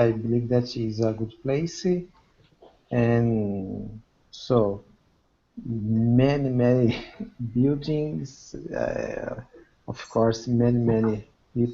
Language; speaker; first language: English; non-native, learner; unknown